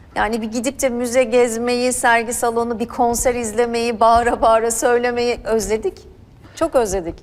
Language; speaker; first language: Turkish; native; Turkish